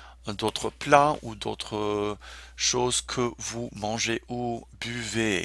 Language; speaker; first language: French; non-native, fluent; English